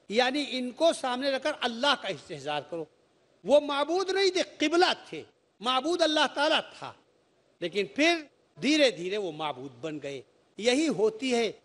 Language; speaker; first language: Urdu; native; Urdu